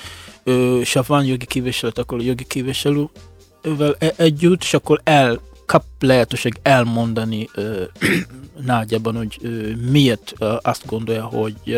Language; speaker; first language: Hungarian; non-native, fluent; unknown